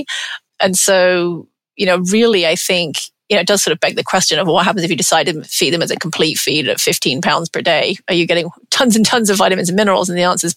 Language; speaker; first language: English; native; English